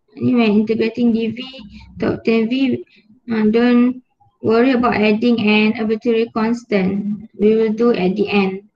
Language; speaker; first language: English; non-native, local second language; Malay